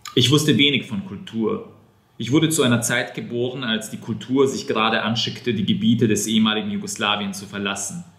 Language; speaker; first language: German; non-native, fluent; Serbian